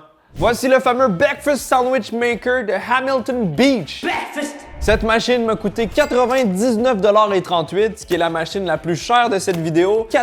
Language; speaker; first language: French; native; French